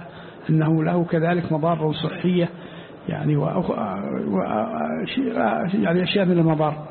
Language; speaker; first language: Arabic; native; Arabic